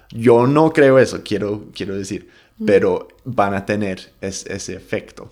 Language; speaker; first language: Spanish; non-native, fluent; English